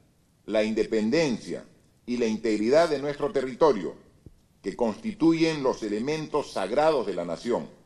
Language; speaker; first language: Spanish; native; Spanish